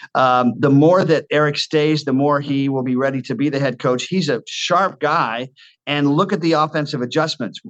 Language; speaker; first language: English; native; English